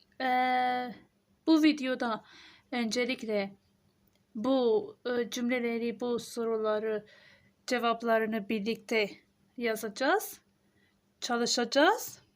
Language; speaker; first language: Turkish; non-native, fluent; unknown